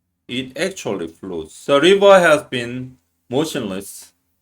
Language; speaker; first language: English; non-native, fluent; Korean